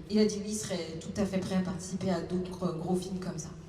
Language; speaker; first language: French; native; French